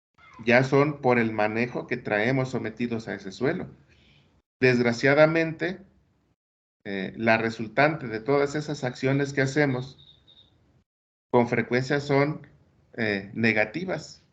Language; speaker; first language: Spanish; native; Spanish